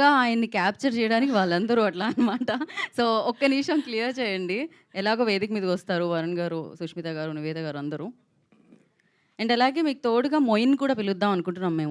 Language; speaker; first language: Telugu; native; Telugu